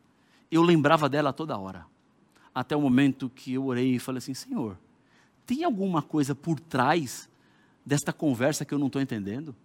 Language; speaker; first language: Portuguese; native; Portuguese